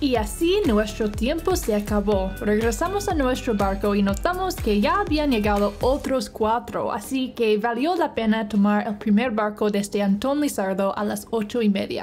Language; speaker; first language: Spanish; non-native, fluent; English